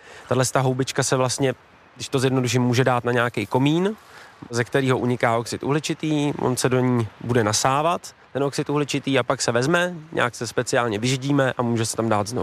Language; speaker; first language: Czech; native; Czech